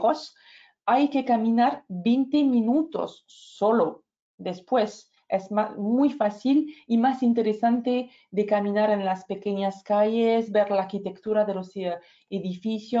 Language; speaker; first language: Spanish; non-native, fluent; French